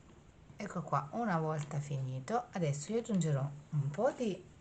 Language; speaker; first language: Italian; native; Italian